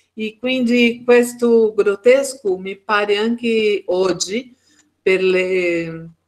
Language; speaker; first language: Italian; non-native, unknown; Portuguese